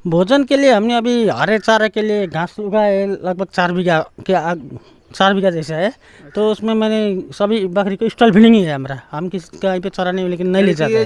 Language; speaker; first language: Hindi; non-native, local second language; Nepali